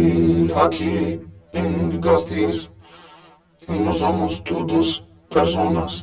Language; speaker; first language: Spanish; non-native, learner; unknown